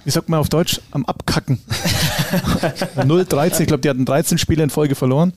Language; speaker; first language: German; native; German